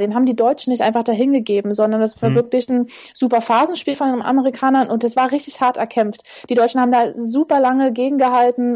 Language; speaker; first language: German; native; German